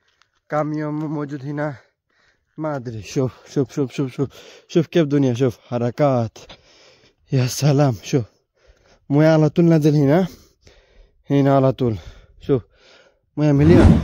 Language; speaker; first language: Arabic; non-native, learner; Bangla